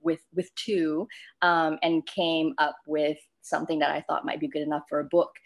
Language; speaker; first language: English; non-native, local second language; Malay